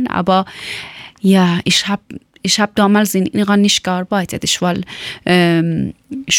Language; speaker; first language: German; non-native, learner; Persian